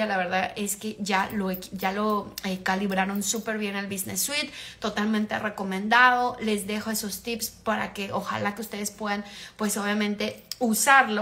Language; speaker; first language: Spanish; native; Spanish